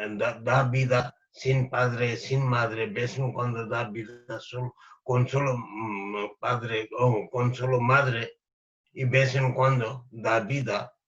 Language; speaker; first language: Spanish; non-native, fluent; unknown